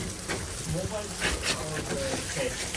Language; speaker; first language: Danish; non-native, fluent; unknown